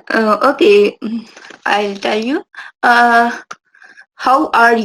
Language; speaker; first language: English; non-native, local second language; Urdu